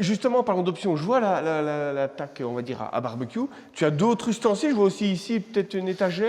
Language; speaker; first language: French; native; French